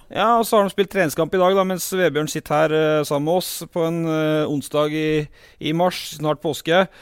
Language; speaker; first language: Norwegian; native; Norwegian